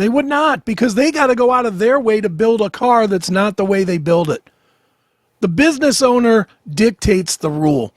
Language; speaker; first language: English; native; English